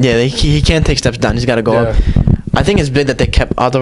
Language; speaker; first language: English; native; English